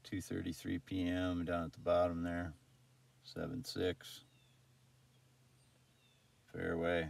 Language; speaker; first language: English; native; English